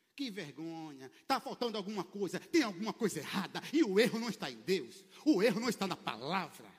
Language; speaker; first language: Portuguese; native; Portuguese